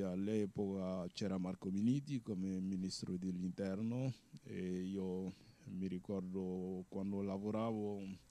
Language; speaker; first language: Italian; non-native, fluent; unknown